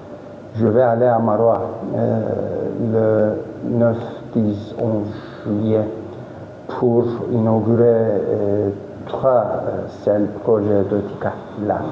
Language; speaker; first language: French; non-native, fluent; Turkish